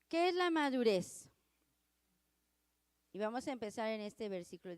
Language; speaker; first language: Spanish; native; Spanish